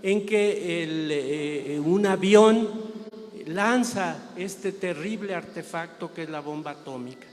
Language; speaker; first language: Spanish; native; Spanish